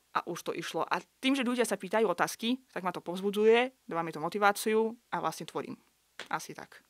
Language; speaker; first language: Slovak; non-native, fluent; Russian